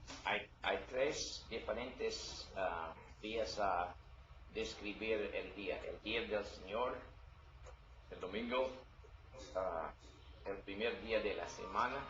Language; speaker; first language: Spanish; non-native, learner; English